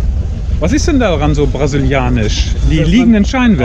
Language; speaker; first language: German; native; German